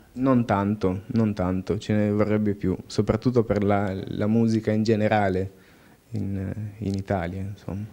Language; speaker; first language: Italian; native; Italian